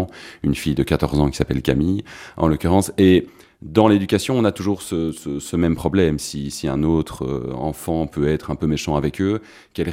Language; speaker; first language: French; native; French